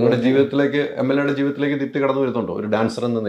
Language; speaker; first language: Malayalam; native; Malayalam